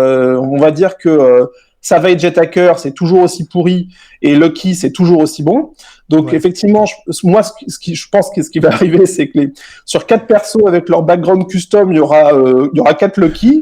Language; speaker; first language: French; native; French